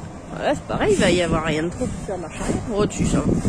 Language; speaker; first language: French; native; French